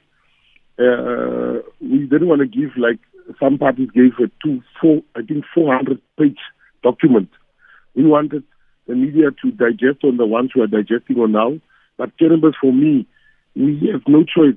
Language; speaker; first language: English; non-native, local second language; Afrikaans